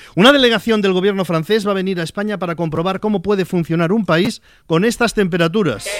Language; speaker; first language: Spanish; native; Spanish